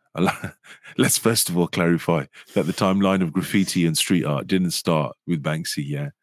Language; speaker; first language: English; native; English